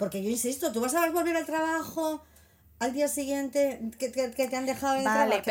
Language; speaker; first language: Spanish; native; Spanish